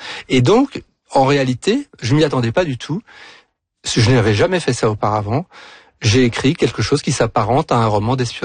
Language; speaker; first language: French; native; French